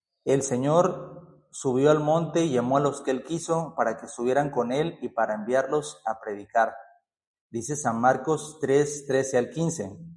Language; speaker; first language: Spanish; native; Spanish